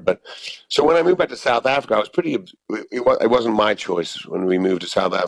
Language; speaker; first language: English; native; English